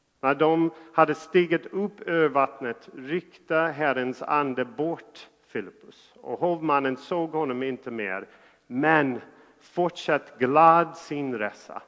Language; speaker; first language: Swedish; non-native, fluent; English